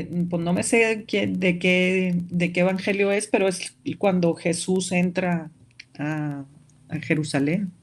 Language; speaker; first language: Spanish; native; Spanish